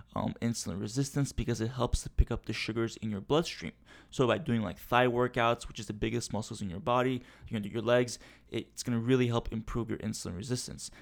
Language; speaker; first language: English; early bilingual, other home language; Turkish